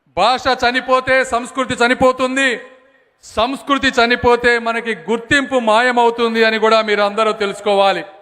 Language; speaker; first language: Telugu; native; Telugu